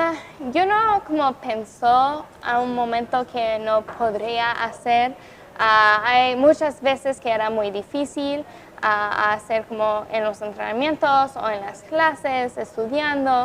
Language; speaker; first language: Spanish; non-native, fluent; English